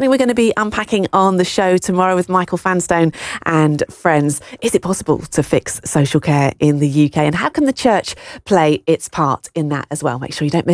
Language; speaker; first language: English; native; English